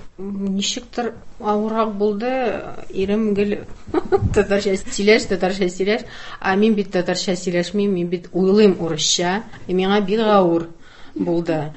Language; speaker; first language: Tatar; non-native, fluent; Russian